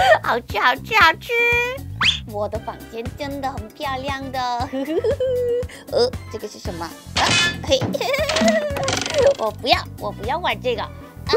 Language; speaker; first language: Chinese; non-native, fluent; Korean